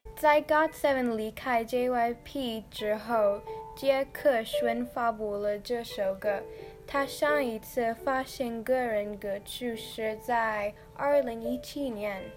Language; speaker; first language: Chinese; non-native, learner; English